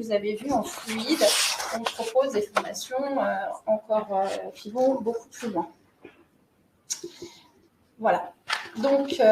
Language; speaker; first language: French; native; French